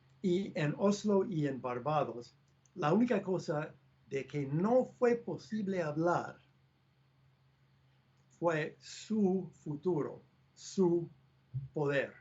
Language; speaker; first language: Spanish; non-native, fluent; English